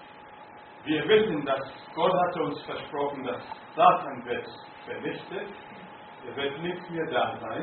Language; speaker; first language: German; non-native, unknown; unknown